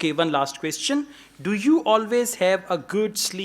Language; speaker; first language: English; non-native, local second language; Urdu